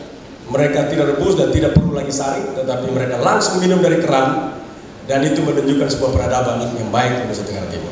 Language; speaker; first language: Indonesian; native; Indonesian